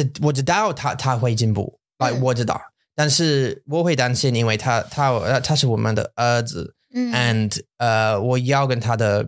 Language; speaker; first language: Chinese; non-native, learner; English